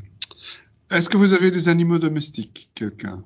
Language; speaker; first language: French; non-native, fluent; Dutch